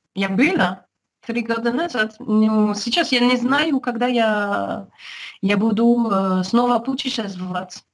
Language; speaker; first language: Russian; non-native, learner; French